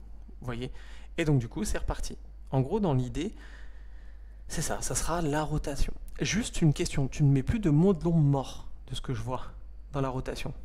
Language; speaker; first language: French; native; French